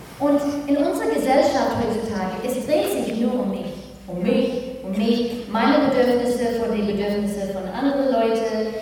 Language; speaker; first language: German; non-native, fluent; English